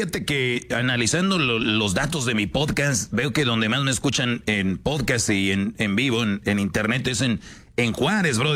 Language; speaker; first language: Spanish; native; Spanish